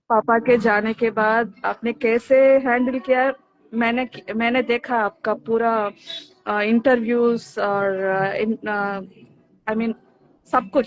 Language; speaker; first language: Hindi; non-native, local second language; Telugu